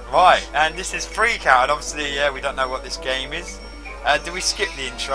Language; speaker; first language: English; native; English